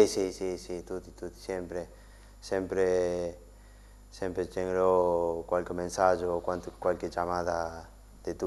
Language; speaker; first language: Italian; non-native, learner; Spanish